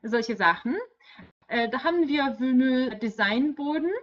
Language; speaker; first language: German; non-native, fluent; Polish